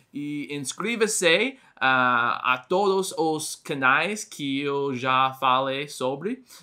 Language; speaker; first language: Portuguese; non-native, learner; English